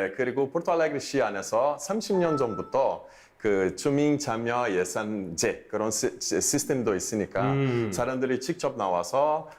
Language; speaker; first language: Korean; non-native, fluent; Portuguese